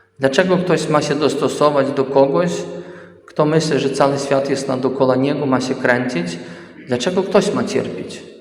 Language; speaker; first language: Polish; early bilingual, heritage; Polish